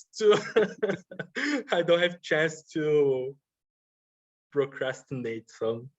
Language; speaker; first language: English; non-native, learner; Portuguese